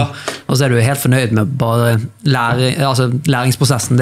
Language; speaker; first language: Norwegian; native; Norwegian